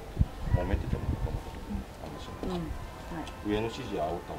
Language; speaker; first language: Japanese; native; Japanese